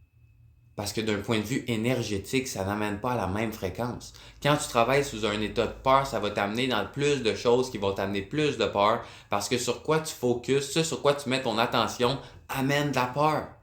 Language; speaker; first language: French; native; French